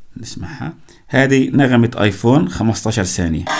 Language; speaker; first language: Arabic; native; Arabic